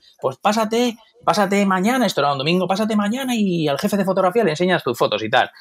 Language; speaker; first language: Spanish; native; Spanish